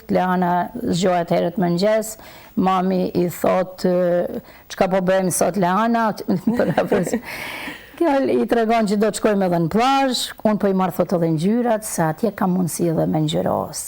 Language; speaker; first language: Albanian; native; Albanian